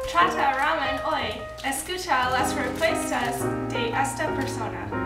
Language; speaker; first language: Spanish; non-native, learner; English